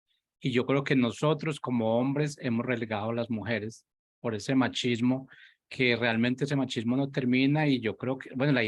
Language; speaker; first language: Spanish; native; Spanish